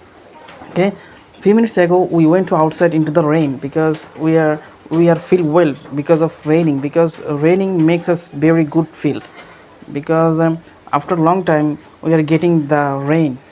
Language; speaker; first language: English; non-native, learner; Bangla